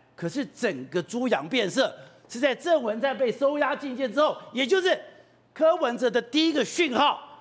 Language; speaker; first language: Chinese; native; Chinese